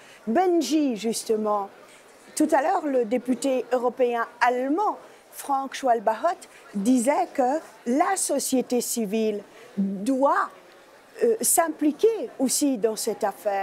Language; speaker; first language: French; native; French